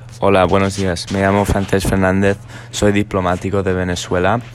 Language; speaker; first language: Spanish; non-native, learner; English